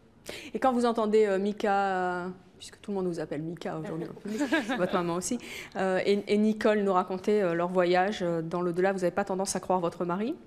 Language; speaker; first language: French; native; French